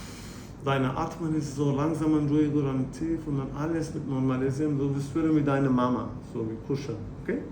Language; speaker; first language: German; non-native, learner; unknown